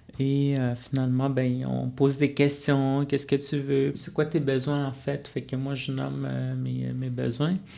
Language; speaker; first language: French; non-native, local second language; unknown